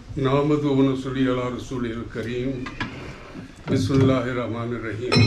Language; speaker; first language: Urdu; non-native, local second language; Kashmiri